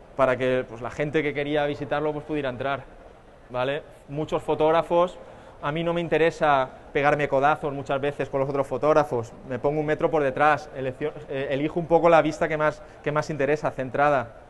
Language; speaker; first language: Spanish; native; Spanish